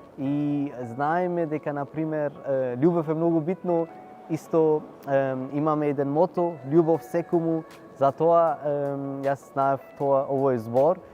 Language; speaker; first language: Macedonian; non-native, learner; Urdu